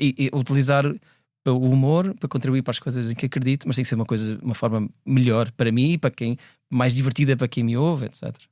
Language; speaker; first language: Portuguese; native; Portuguese